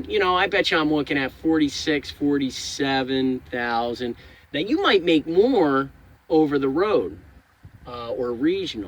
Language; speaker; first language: English; native; English